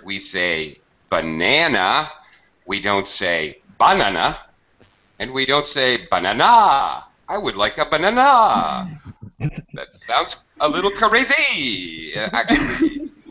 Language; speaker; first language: English; native; English